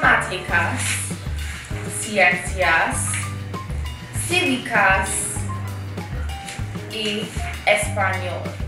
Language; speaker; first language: Spanish; non-native, learner; English